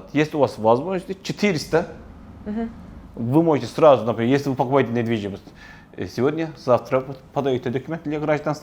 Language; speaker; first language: Russian; non-native, learner; Turkish